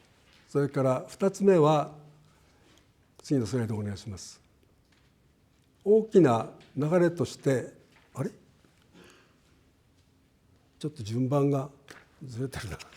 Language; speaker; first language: Japanese; native; Japanese